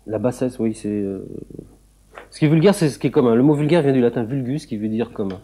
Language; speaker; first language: French; native; French